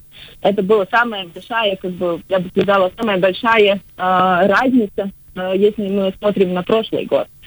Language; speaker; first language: Russian; non-native, local second language; Latvian